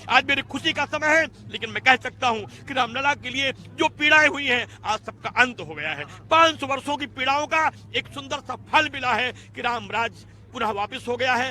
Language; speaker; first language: Hindi; native; Hindi